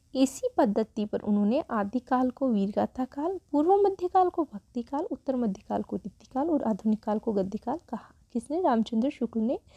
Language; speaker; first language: Hindi; native; Hindi